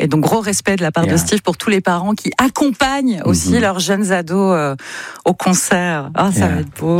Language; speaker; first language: French; native; French